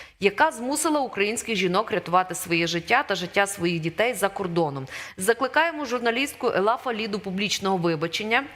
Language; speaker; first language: Ukrainian; native; Ukrainian